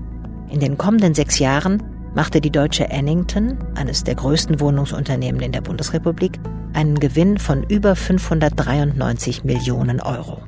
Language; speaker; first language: German; native; German